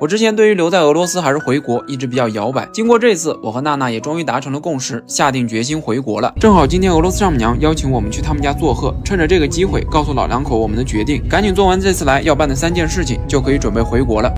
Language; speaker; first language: Chinese; native; Chinese